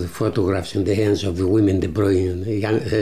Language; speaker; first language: English; non-native, learner; Greek